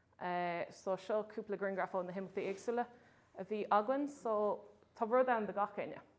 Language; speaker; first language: Irish; non-native, local second language; English